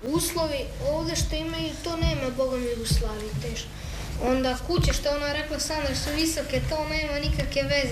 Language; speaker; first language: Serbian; early bilingual, other home language; Croatian